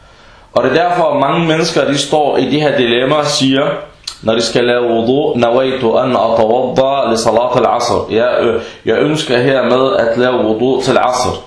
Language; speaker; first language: Danish; early bilingual, other home language; Arabic